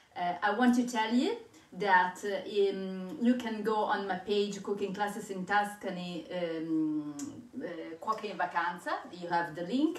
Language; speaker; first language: English; non-native, fluent; Italian